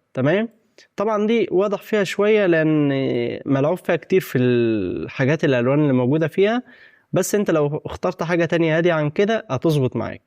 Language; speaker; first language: Egyptian Arabic; native; Egyptian Arabic